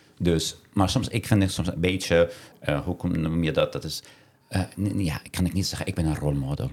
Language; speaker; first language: Dutch; non-native, learner; Arabic